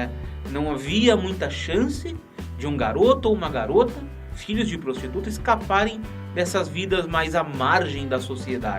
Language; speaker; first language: Portuguese; native; Portuguese